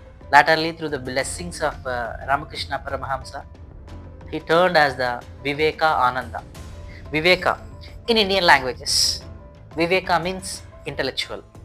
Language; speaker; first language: English; non-native, local second language; Telugu